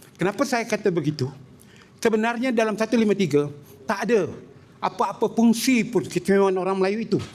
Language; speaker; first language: Malay; native; Malay